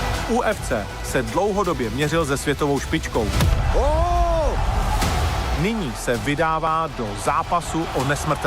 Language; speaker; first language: Czech; native; Czech